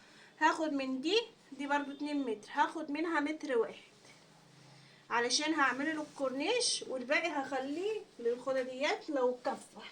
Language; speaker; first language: Arabic; native; Arabic